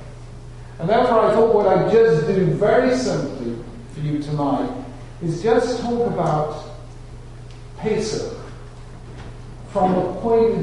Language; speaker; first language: English; native; English